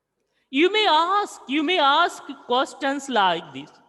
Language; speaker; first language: English; non-native, local second language; Hindi